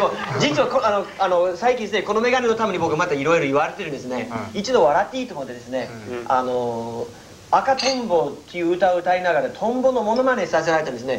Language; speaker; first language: Japanese; non-native, fluent; English